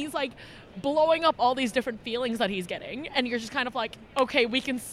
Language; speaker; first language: English; non-native, local second language; Cantonese